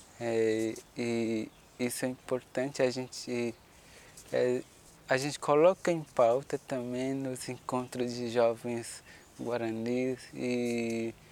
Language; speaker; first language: Portuguese; non-native, local second language; Guarani